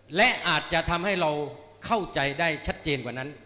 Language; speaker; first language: Thai; native; Thai